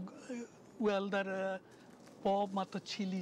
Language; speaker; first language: Welsh; non-native, fluent; Bangla